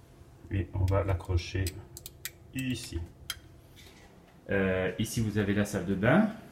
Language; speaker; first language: French; non-native, fluent; Italian